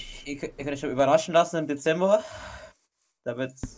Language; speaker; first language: German; native; German